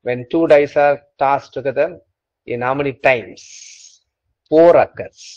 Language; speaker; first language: English; non-native, local second language; Tamil